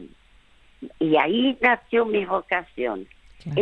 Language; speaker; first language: Spanish; early bilingual, other home language; French